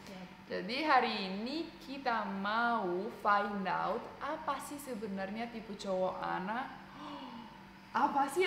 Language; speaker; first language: Indonesian; non-native, fluent; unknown